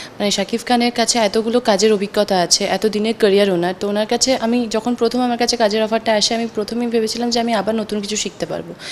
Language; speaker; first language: Bangla; native; Bangla